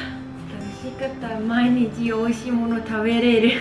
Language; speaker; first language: Japanese; non-native, learner; Vietnamese